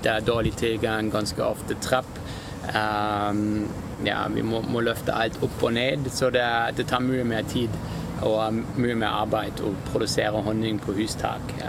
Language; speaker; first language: Norwegian; non-native, fluent; German